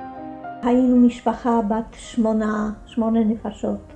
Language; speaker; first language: Hebrew; non-native, fluent; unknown